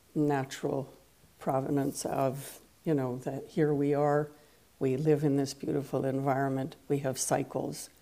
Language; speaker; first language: English; non-native, fluent; French